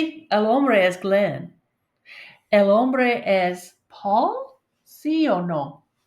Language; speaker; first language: Spanish; non-native, learner; English